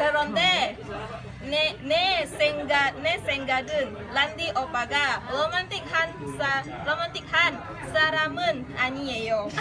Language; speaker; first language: Korean; non-native, learner; Indonesian